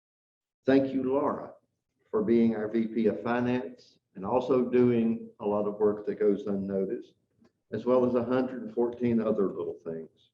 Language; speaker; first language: English; native; English